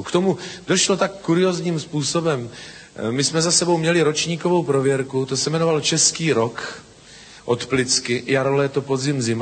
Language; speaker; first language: Czech; native; Czech